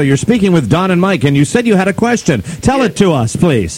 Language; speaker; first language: English; native; English